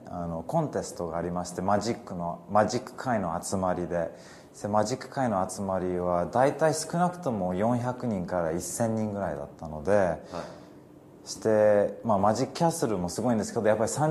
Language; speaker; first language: Japanese; early bilingual, heritage; English